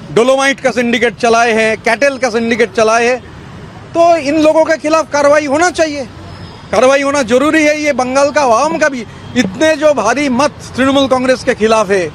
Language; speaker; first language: Hindi; non-native, local second language; Bangla